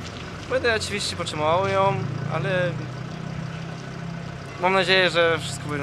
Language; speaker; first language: Polish; non-native, fluent; Russian